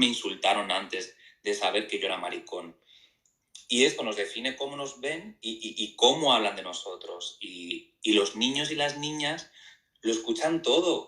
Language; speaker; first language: Spanish; native; Spanish